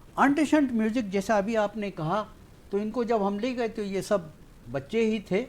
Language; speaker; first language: Hindi; native; Hindi